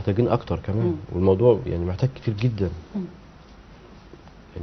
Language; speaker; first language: Arabic; native; Arabic